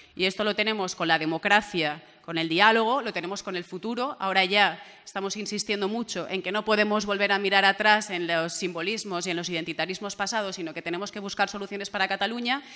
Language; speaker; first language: Spanish; native; Spanish